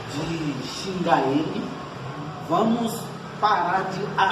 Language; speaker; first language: Portuguese; non-native, fluent; Haitian Creole